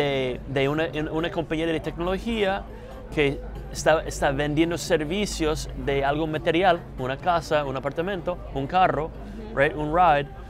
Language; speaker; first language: Spanish; non-native, fluent; English